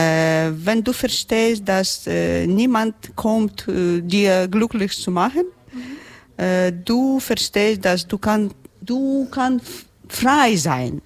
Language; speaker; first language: German; non-native, learner; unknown